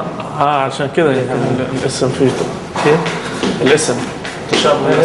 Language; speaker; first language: Arabic; native; Arabic